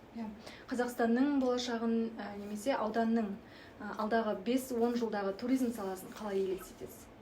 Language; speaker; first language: Kazakh; native; Kazakh